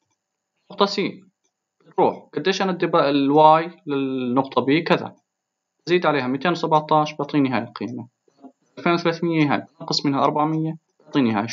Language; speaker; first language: Arabic; native; Arabic